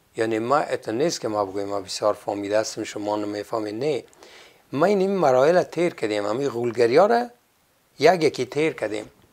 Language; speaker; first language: Persian; native; Persian